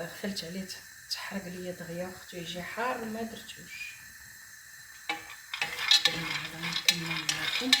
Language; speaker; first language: Arabic; native; Arabic